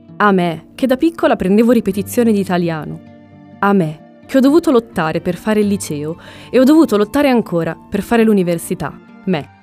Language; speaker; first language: Italian; early bilingual, other home language; Spanish